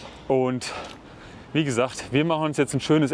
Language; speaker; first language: German; native; German